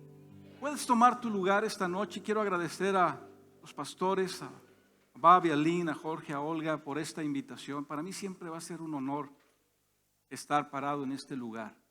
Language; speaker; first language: Spanish; native; Spanish